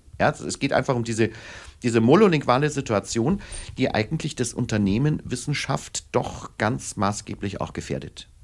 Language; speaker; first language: German; native; German